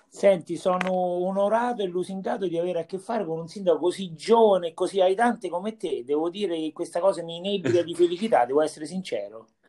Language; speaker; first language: Italian; native; Italian